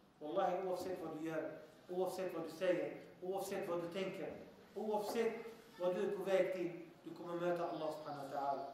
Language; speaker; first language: Swedish; early bilingual, other home language; Arabic